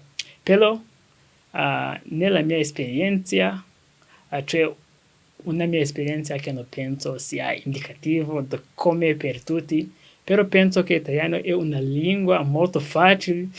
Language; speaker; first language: Italian; non-native, learner; Kinyarwanda